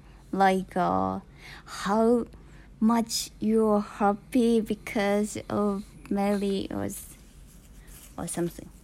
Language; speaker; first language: English; non-native, learner; Japanese